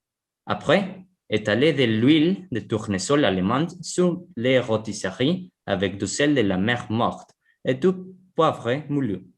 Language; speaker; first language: French; non-native, learner; Spanish